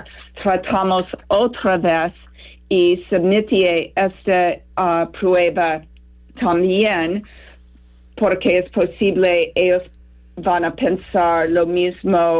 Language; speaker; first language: Spanish; non-native, fluent; English